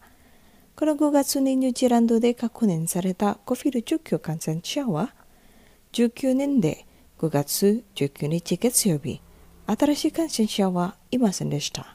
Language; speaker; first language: Japanese; non-native, fluent; Indonesian